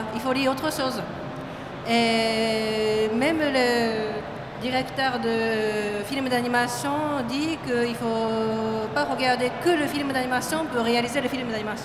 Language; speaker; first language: French; non-native, fluent; Japanese